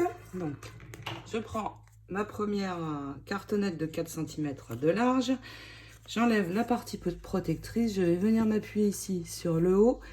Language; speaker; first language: French; native; French